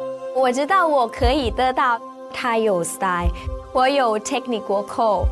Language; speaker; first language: Chinese; non-native, learner; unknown